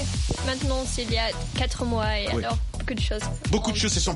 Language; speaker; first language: French; non-native, local second language; Arabic